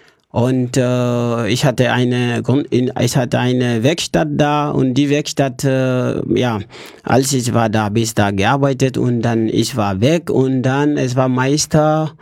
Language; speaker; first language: German; non-native, learner; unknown